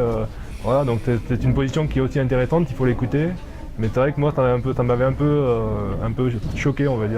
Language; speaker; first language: French; native; French